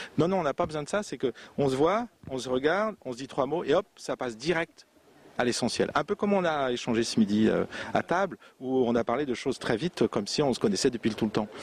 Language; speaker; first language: French; non-native, local second language; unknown